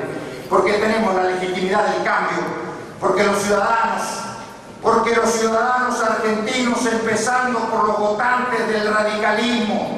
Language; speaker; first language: Spanish; native; Spanish